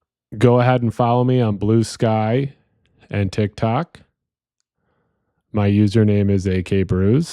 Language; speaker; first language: English; native; English